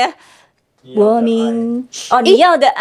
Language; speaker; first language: Chinese; early bilingual, heritage; Chinese